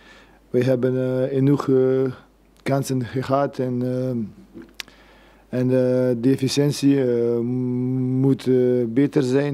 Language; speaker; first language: Dutch; non-native, fluent; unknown